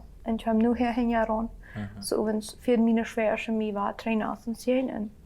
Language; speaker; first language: German; non-native, local second language; Plautdietsch